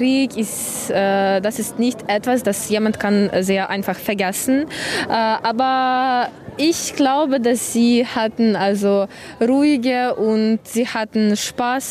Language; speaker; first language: German; non-native, learner; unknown